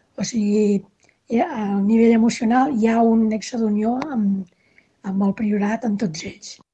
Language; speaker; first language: Catalan; native; Catalan